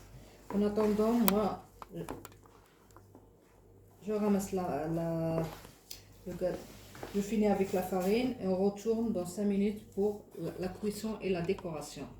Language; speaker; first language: French; non-native, fluent; Arabic